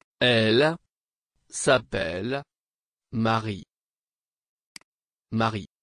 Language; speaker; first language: French; non-native, learner; Vietnamese